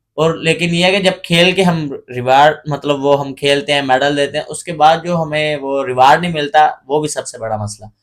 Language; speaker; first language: Urdu; non-native, local second language; Punjabi